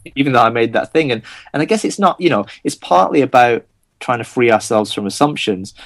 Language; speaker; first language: English; non-native, local second language; Gujarati